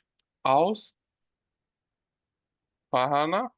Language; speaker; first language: German; non-native, learner; Bangla